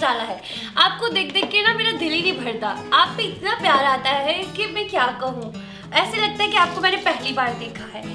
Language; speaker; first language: Hindi; native; Hindi